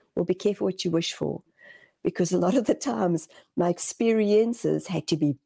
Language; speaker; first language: English; native; English